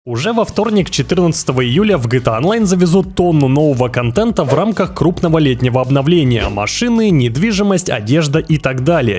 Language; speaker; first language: Russian; native; Russian